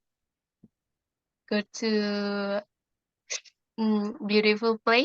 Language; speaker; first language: English; non-native, learner; Indonesian